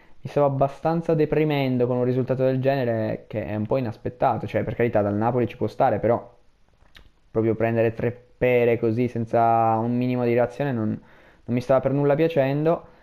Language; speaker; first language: Italian; native; Italian